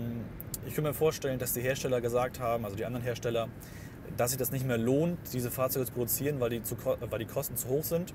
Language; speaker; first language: German; native; German